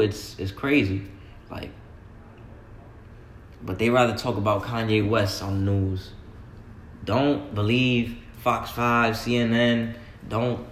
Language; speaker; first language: English; native; English